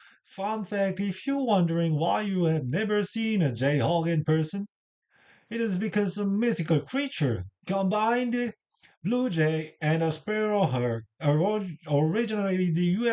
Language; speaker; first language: English; non-native, learner; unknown